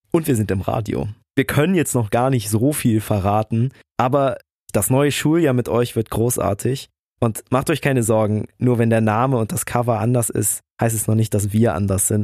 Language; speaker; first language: German; native; German